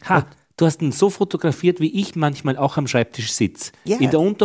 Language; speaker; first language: German; native; German